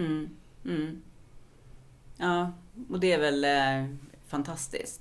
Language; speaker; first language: Swedish; native; Swedish